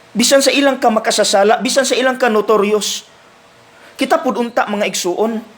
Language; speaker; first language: Cebuano; native; Cebuano